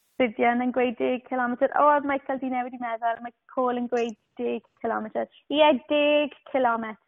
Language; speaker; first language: Welsh; native; Welsh